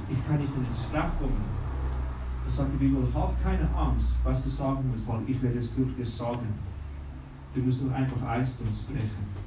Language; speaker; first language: German; non-native, fluent; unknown